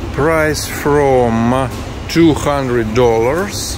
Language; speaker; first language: English; non-native, learner; Russian